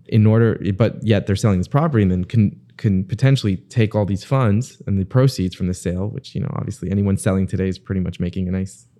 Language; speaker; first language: English; native; English